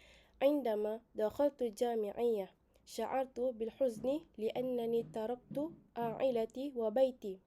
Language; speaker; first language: Arabic; non-native, learner; Malay